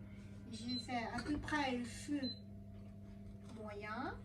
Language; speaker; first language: French; non-native, learner; Thai